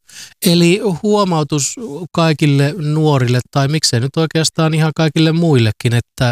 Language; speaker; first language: Finnish; native; Finnish